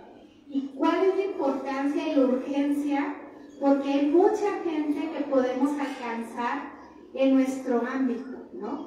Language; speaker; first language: Spanish; native; Spanish